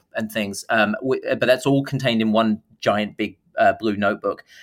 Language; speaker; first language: English; native; English